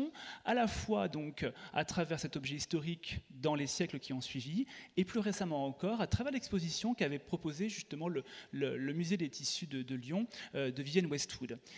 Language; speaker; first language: French; native; French